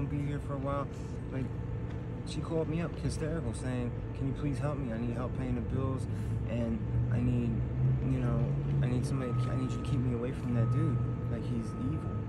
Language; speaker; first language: English; native; English